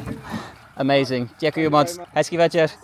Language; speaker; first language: Czech; non-native, learner; English